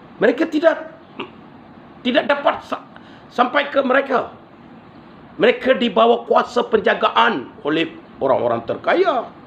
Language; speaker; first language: Malay; non-native, local second language; Tamil